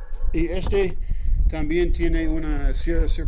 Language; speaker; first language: Spanish; non-native, learner; English